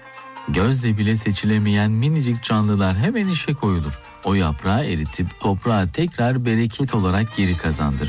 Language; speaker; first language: Turkish; native; Turkish